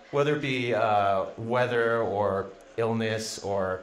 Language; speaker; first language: English; native; English